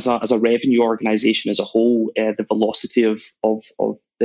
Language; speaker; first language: English; native; English